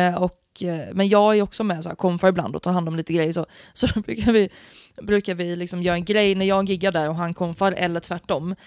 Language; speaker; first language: Swedish; native; Swedish